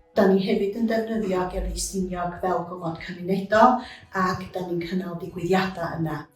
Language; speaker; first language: Welsh; native; Welsh